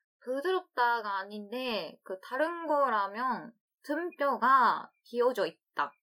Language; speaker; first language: Korean; non-native, learner; Chinese